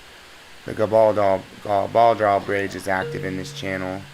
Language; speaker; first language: English; native; English